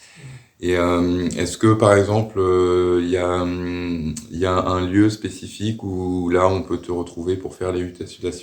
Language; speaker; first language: French; native; French